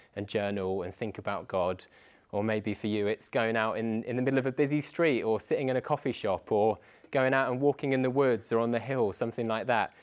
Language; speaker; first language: English; native; English